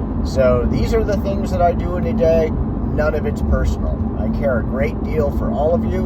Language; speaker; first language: English; native; English